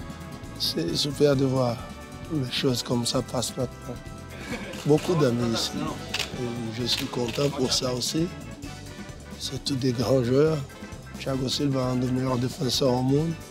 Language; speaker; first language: French; non-native, fluent; Portuguese